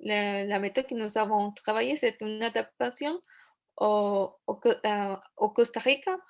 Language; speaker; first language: French; non-native, fluent; Spanish